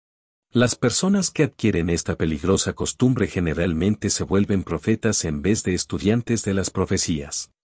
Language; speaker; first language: Spanish; native; Spanish